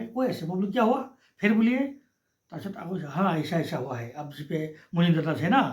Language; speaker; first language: Hindi; non-native, local second language; Assamese